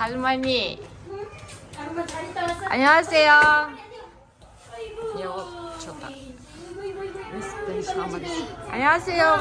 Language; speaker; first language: Korean; non-native, learner; Kazakh